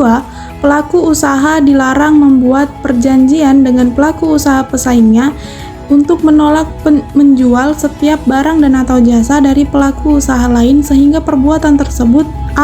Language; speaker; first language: Indonesian; native; Indonesian